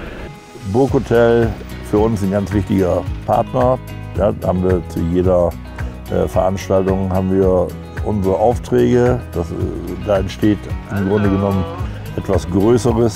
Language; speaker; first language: German; native; German